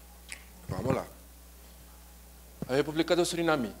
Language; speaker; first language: Portuguese; non-native, learner; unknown